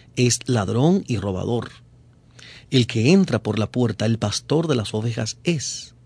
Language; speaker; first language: Spanish; native; Spanish